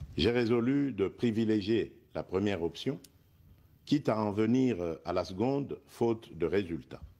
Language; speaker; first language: French; non-native, local second language; Luba-Lulua